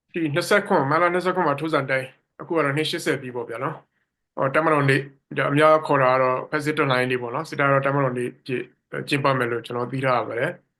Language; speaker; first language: Burmese; native; Burmese